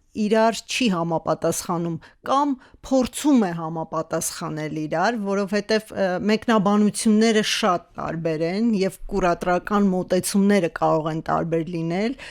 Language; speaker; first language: Armenian; native; Armenian